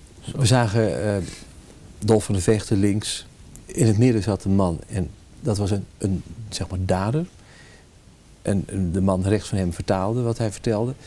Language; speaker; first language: Dutch; native; Dutch